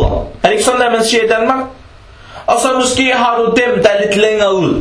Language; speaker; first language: Danish; early bilingual, other home language; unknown